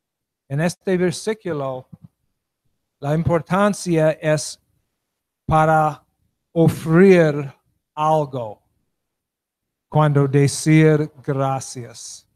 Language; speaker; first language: Spanish; non-native, learner; English